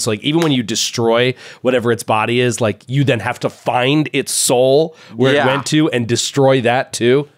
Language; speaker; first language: English; native; English